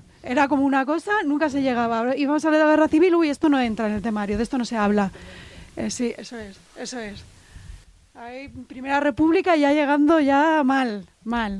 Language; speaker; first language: Spanish; native; Spanish